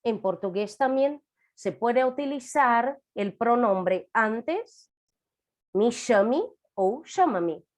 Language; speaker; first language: Spanish; non-native, fluent; Portuguese